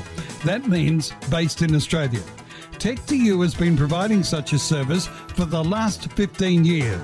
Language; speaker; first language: English; native; English